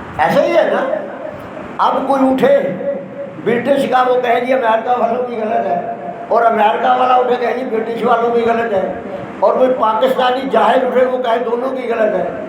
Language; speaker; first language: Urdu; non-native, local second language; Punjabi